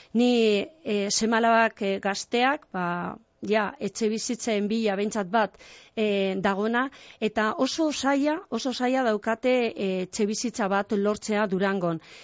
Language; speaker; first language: Basque; non-native, local second language; Spanish